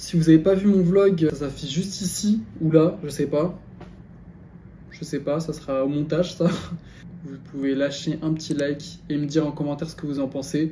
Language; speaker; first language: French; native; French